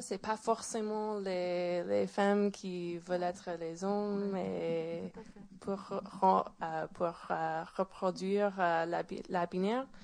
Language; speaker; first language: French; non-native, fluent; English